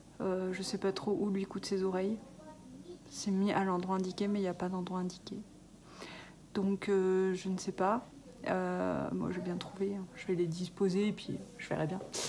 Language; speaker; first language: French; native; French